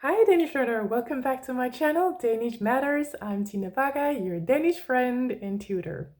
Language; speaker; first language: English; non-native, fluent; Danish